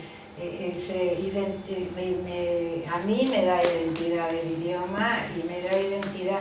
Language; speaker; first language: Spanish; early bilingual, other home language; Italian